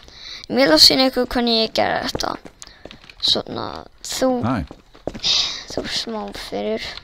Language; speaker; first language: Icelandic; non-native, learner; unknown